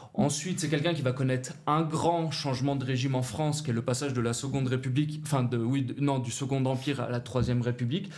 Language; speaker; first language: French; native; French